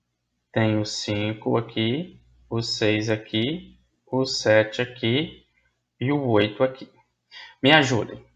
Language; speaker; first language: Portuguese; native; Portuguese